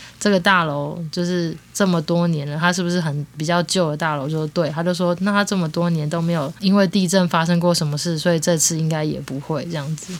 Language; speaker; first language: Chinese; native; Chinese